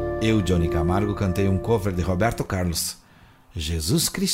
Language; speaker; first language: Portuguese; native; Portuguese